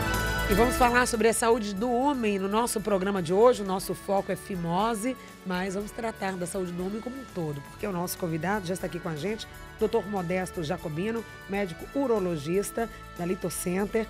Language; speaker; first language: Portuguese; native; Portuguese